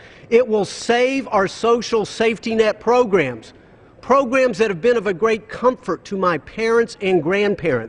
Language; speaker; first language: English; native; English